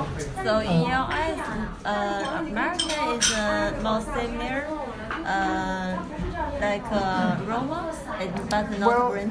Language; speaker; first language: English; non-native, learner; Chinese